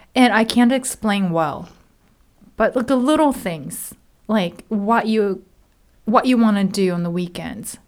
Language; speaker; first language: English; non-native, fluent; Japanese